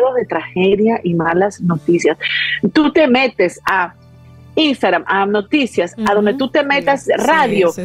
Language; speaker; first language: Spanish; native; Spanish